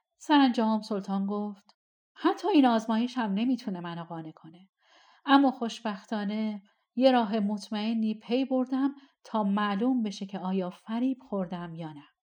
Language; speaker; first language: Persian; native; Persian